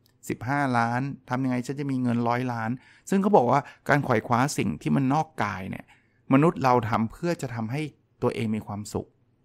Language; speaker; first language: Thai; native; Thai